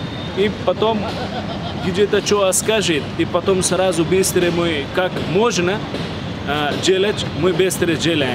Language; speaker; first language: Russian; non-native, learner; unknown